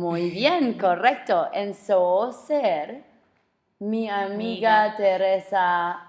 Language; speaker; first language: Spanish; non-native, fluent; English